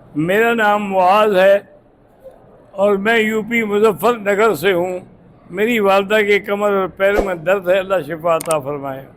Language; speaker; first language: Urdu; native; Urdu